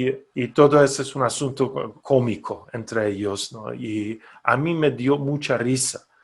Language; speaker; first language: Spanish; non-native, fluent; Persian